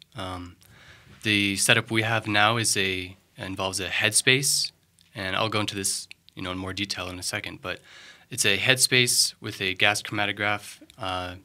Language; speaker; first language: English; native; English